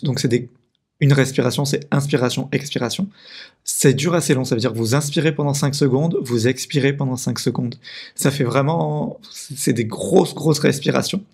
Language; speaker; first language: French; native; French